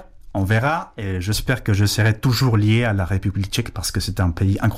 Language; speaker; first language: French; non-native, fluent; Spanish